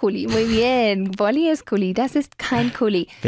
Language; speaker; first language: German; non-native, fluent; Spanish